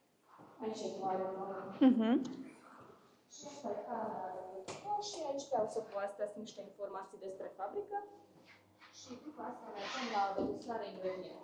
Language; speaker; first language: Romanian; non-native, local second language; Hungarian